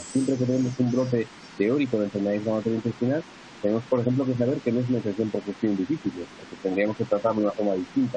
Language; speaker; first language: Spanish; native; Spanish